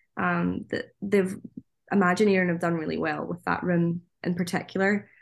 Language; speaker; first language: English; native; English